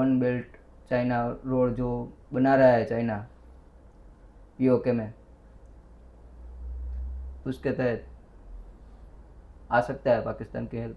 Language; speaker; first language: Hindi; non-native, local second language; Gujarati